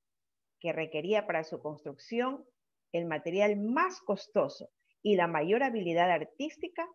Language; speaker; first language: Spanish; native; Spanish